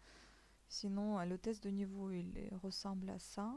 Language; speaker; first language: French; native; French